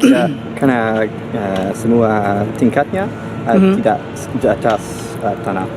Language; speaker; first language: Indonesian; non-native, fluent; English